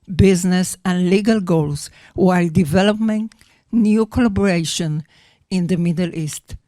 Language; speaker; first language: English; non-native, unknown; Hebrew